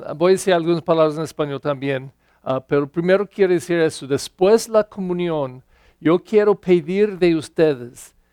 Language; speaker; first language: Spanish; non-native, learner; English